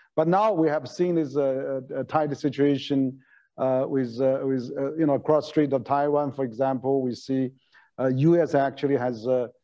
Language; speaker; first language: English; non-native, fluent; Chinese